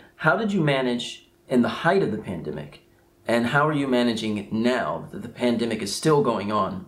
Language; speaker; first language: English; native; English